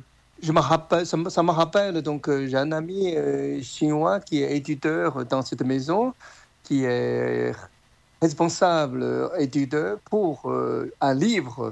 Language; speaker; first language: French; non-native, learner; Chinese